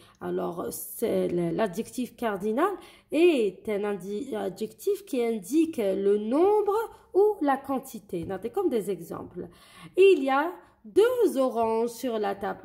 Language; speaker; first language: French; non-native, local second language; Arabic